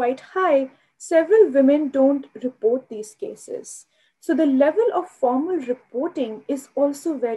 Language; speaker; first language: English; non-native, local second language; Hindi